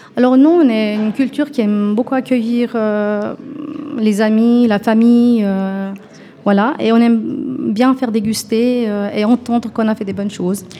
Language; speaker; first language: French; non-native, fluent; Turkish